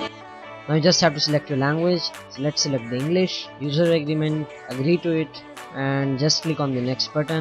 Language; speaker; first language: English; non-native, local second language; Hindi